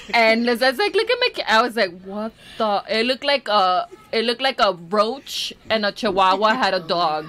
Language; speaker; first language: English; early bilingual, other home language; Spanish